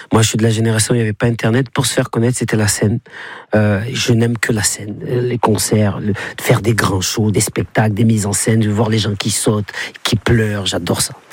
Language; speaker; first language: French; native; French